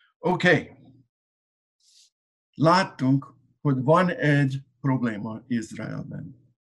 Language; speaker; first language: Hungarian; non-native, learner; English